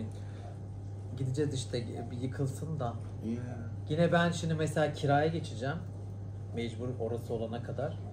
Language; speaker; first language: Turkish; native; Turkish